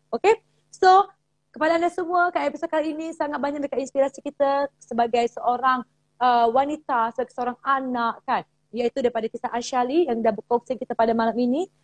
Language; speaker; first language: Malay; native; Malay